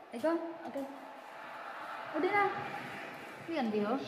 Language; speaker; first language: Korean; non-native, learner; Filipino